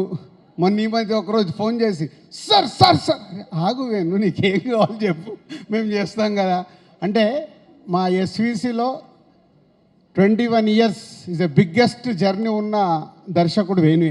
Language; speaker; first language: Telugu; native; Telugu